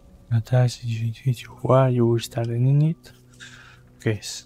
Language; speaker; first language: English; non-native, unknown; Spanish